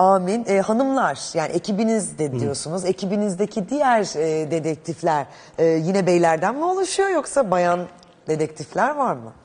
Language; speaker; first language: Turkish; native; Turkish